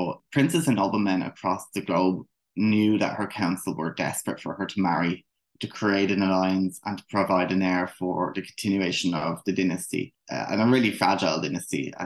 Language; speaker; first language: English; native; English